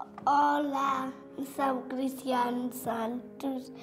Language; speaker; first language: Portuguese; early bilingual, heritage; Portuguese